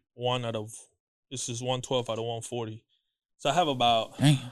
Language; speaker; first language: English; early bilingual, other home language; Spanish